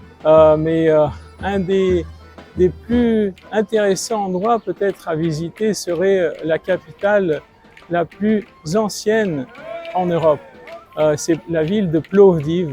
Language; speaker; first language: French; non-native, fluent; Bulgarian